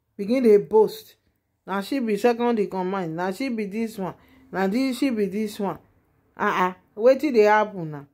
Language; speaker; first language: Nigerian Pidgin; non-native, local second language; Yoruba